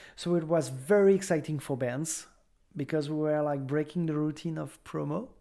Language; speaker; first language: English; non-native, fluent; French